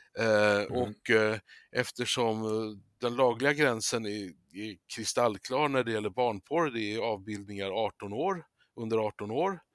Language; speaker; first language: Swedish; native; Swedish